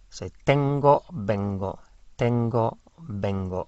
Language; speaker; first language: Spanish; non-native, fluent; English